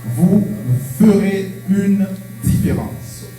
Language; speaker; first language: French; non-native, local second language; Haitian Creole